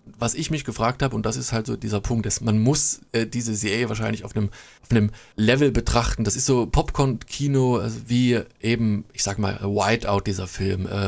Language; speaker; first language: German; native; German